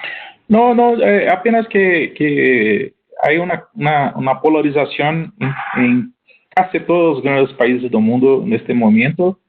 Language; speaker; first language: Spanish; non-native, learner; Portuguese